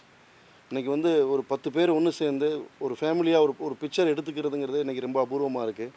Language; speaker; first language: Tamil; native; Tamil